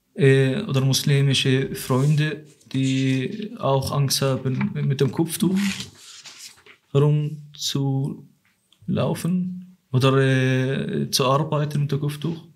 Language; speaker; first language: German; non-native, fluent; Arabic